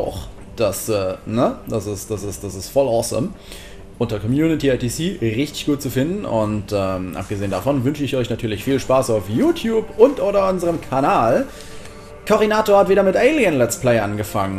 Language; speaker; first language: German; native; German